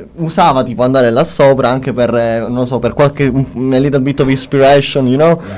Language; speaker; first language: Italian; native; Italian